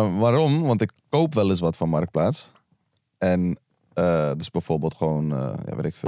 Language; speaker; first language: Dutch; early bilingual, other home language; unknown